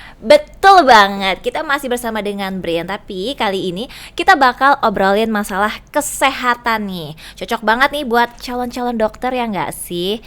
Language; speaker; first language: Indonesian; native; Indonesian